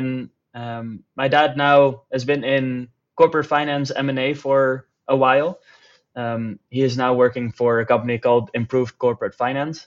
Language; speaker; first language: English; non-native, fluent; Dutch